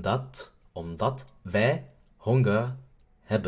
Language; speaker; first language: Dutch; non-native, fluent; Spanish